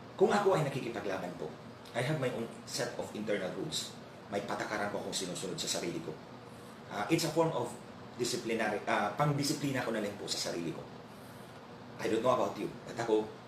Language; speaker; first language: Filipino; non-native, local second language; Cebuano